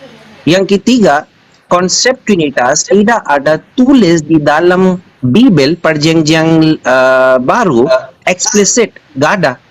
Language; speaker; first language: Indonesian; non-native, learner; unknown